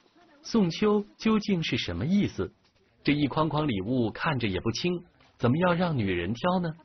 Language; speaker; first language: Chinese; native; Chinese